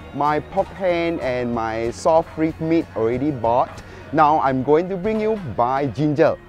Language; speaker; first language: English; non-native, local second language; Chinese